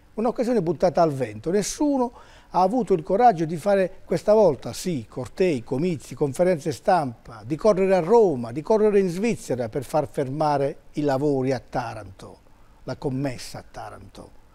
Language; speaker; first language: Italian; native; Italian